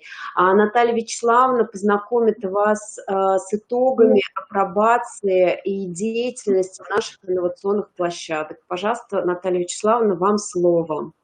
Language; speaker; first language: Russian; native; Russian